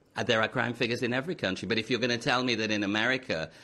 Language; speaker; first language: English; native; English